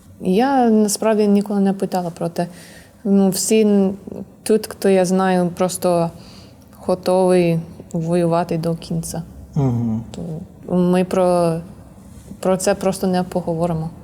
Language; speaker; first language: Ukrainian; non-native, learner; English